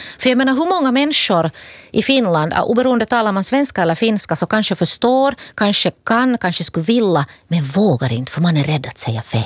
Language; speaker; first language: Swedish; native; Swedish